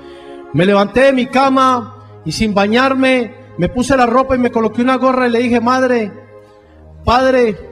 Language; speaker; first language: Spanish; native; Spanish